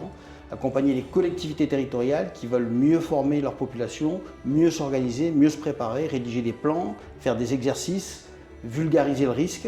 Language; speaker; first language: French; native; French